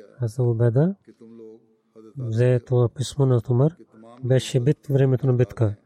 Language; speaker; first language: Bulgarian; non-native, learner; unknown